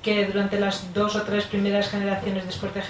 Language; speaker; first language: Spanish; native; Spanish